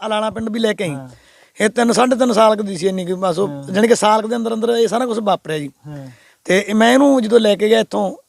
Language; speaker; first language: Punjabi; native; Punjabi